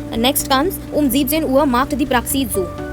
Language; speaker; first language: German; non-native, fluent; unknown